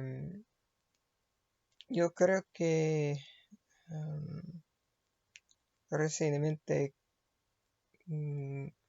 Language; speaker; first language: Spanish; non-native, learner; English